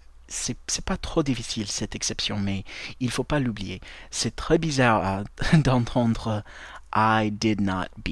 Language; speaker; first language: French; non-native, fluent; English